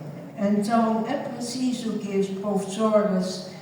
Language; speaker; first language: Portuguese; non-native, fluent; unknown